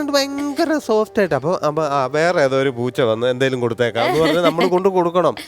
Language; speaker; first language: Malayalam; native; Malayalam